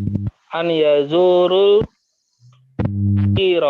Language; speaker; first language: Arabic; non-native, learner; Indonesian